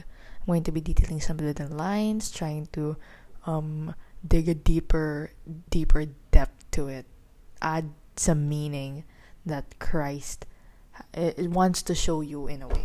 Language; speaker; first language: English; non-native, local second language; Filipino